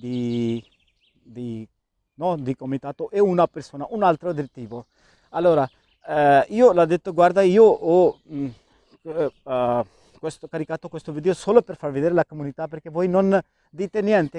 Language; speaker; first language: Italian; non-native, learner; Urdu